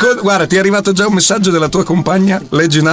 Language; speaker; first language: Italian; native; Italian